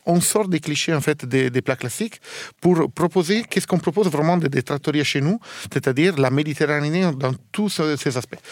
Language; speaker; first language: French; non-native, fluent; Italian